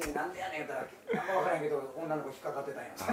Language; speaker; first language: Japanese; native; Japanese